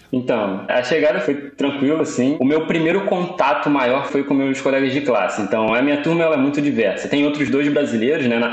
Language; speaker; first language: Portuguese; native; Portuguese